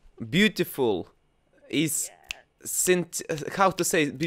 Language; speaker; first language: English; non-native, learner; Russian